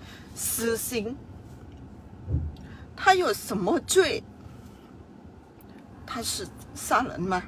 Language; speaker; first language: Chinese; non-native, fluent; Burmese